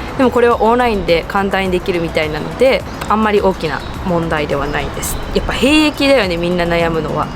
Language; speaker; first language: Japanese; early bilingual, heritage; Japanese